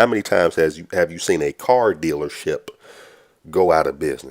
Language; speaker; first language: English; native; English